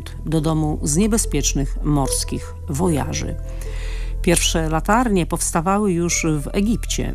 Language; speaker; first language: Polish; native; Polish